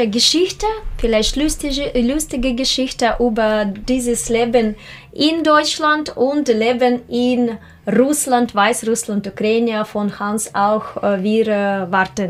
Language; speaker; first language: German; non-native, learner; Russian